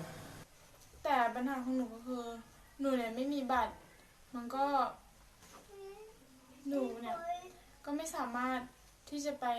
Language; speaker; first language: Thai; non-native, local second language; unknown